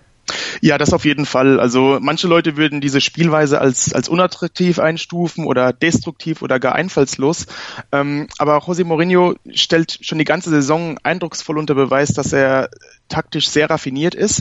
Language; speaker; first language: German; native; German